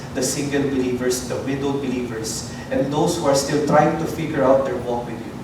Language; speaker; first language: English; non-native, local second language; Filipino